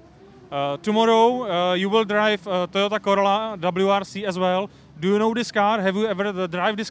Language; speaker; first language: English; non-native, fluent; Czech